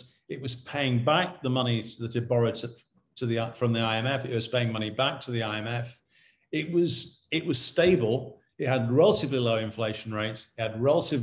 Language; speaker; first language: English; native; English